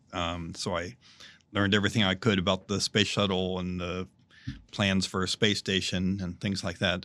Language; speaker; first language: English; native; English